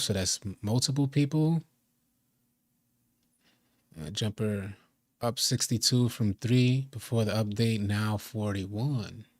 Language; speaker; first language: English; native; English